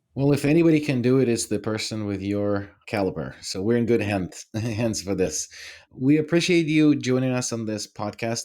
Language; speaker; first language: English; non-native, fluent; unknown